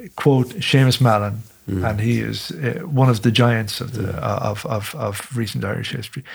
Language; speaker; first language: English; native; English